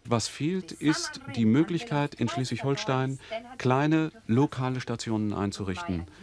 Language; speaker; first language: German; native; German